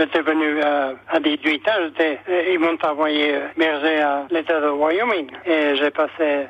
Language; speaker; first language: French; non-native, local second language; Basque